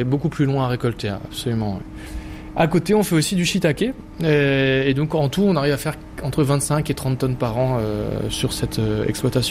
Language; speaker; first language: French; native; French